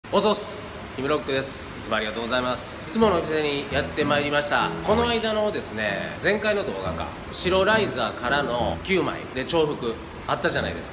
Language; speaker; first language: Japanese; native; Japanese